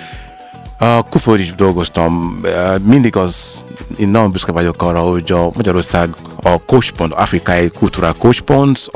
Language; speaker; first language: Hungarian; non-native, learner; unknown